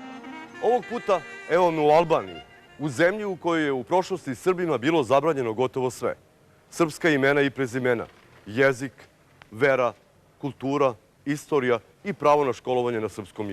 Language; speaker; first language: Bosnian; native; Bosnian